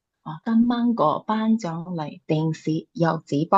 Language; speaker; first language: Cantonese; non-native, learner; Chinese